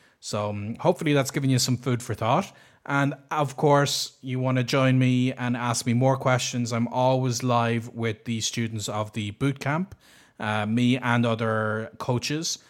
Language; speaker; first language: English; native; English